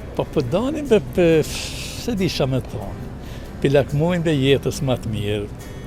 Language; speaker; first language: Albanian; native; Albanian